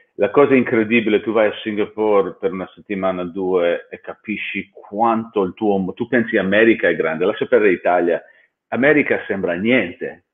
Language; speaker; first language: Italian; non-native, fluent; English